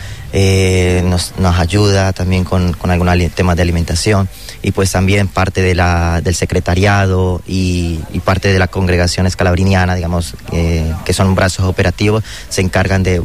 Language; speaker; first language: Spanish; native; Spanish